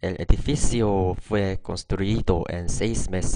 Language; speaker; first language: Spanish; non-native, fluent; Korean